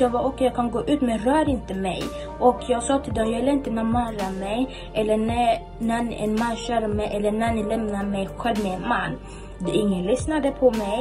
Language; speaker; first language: Swedish; early bilingual, other home language; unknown